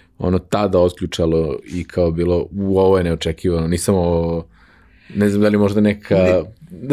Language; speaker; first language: Serbian; native; Serbian